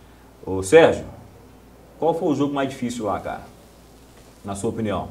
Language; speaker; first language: Portuguese; native; Portuguese